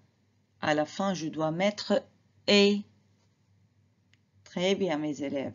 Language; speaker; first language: French; non-native, fluent; Arabic